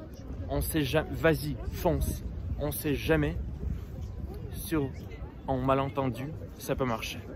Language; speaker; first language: French; non-native, fluent; Russian